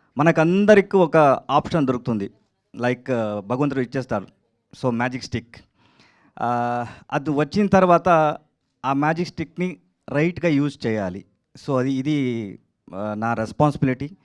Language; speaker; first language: Telugu; non-native, learner; Kannada